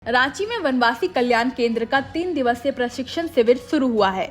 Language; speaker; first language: Hindi; native; Hindi